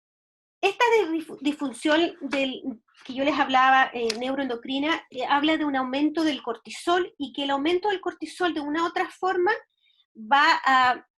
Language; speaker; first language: Spanish; native; Spanish